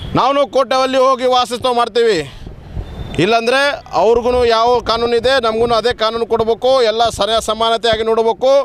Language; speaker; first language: Kannada; non-native, local second language; Lambadi